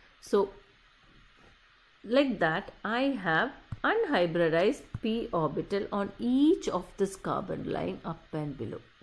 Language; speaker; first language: English; non-native, local second language; Malayalam